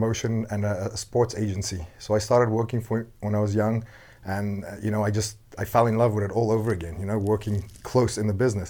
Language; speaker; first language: English; non-native, local second language; Afrikaans